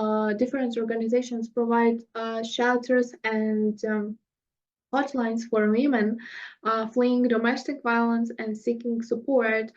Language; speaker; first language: English; non-native, fluent; Russian